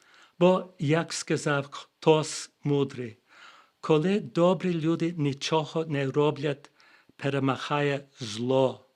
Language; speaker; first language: Ukrainian; non-native, fluent; English